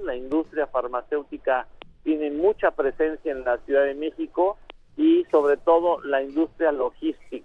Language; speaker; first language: Spanish; native; Spanish